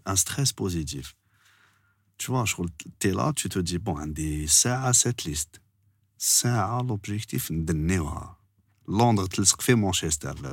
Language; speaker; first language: French; non-native, local second language; Arabic